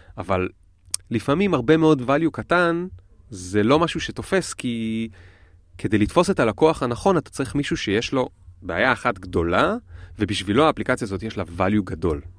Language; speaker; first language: Hebrew; native; Hebrew